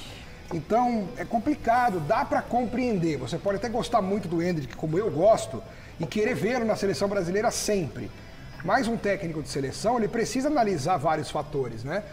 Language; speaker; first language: Portuguese; native; Portuguese